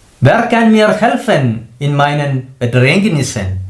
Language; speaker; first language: German; non-native, fluent; Malayalam